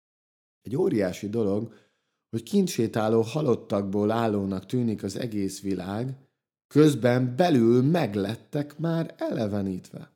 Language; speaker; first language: Hungarian; native; Hungarian